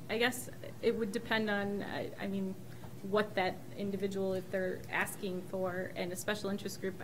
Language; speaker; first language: English; native; English